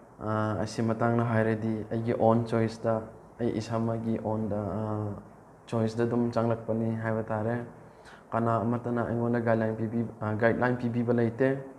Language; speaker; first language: Manipuri; non-native, local second language; Rongmei Naga